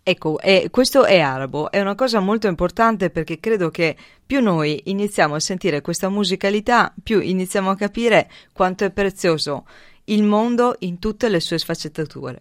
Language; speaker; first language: Italian; native; Italian